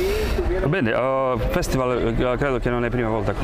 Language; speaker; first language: Italian; non-native, fluent; Croatian